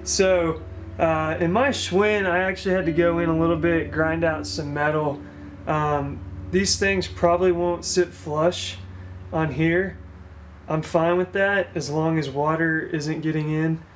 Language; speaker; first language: English; native; English